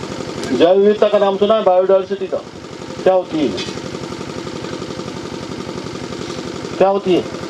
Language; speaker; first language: Hindi; native; Hindi